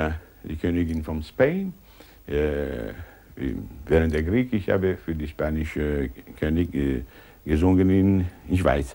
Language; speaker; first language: German; non-native, learner; Italian